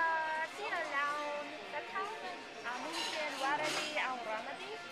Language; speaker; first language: Arabic; non-native, learner; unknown